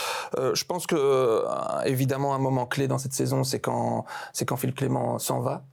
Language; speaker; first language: French; native; French